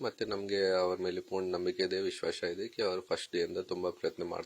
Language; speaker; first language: Kannada; non-native, fluent; Hindi